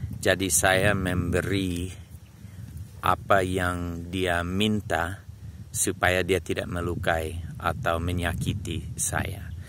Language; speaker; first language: Indonesian; non-native, fluent; English